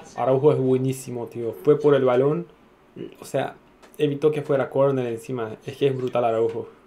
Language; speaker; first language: Spanish; non-native, fluent; Turkish